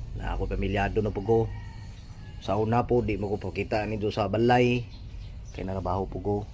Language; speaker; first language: Cebuano; native; Cebuano